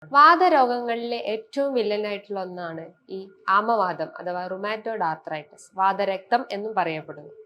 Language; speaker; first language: Malayalam; native; Malayalam